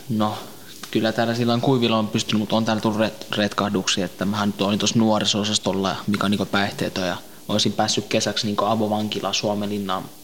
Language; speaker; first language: Finnish; early bilingual, other home language; Central Kurdish